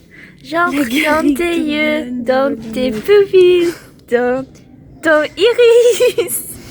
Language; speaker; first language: French; non-native, learner; Indonesian